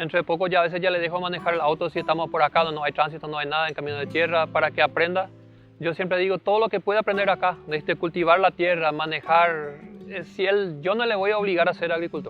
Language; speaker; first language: Spanish; early bilingual, other home language; German